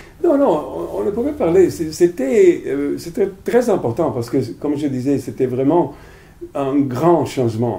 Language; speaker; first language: French; non-native, fluent; Italian